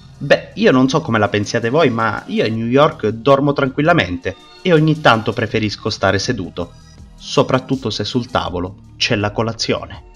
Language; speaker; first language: Italian; native; Italian